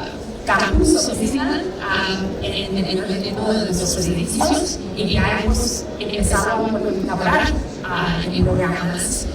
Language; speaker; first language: Spanish; early bilingual, heritage; Spanish